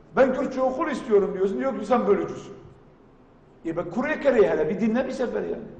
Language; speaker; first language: Turkish; non-native, local second language; Kurdish